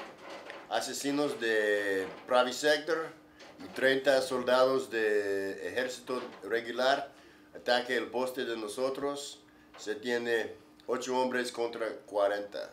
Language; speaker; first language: Spanish; non-native, learner; English